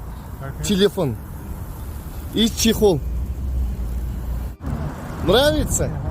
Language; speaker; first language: Russian; non-native, local second language; Kazakh